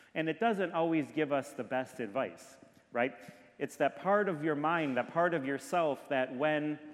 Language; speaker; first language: English; native; English